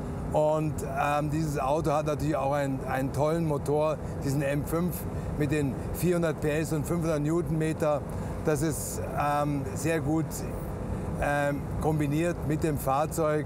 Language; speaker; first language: German; native; German